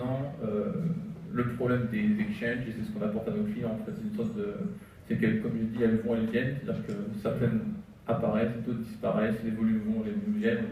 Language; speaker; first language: French; native; French